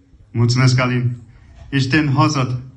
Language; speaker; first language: Romanian; non-native, fluent; English